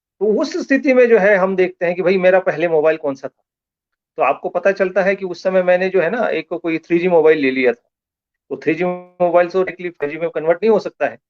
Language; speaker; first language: Hindi; non-native, local second language; Marathi